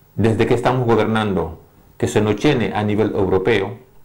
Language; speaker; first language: Spanish; non-native, fluent; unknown